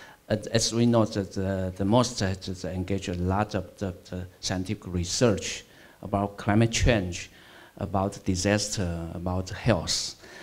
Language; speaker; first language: English; non-native, fluent; Chinese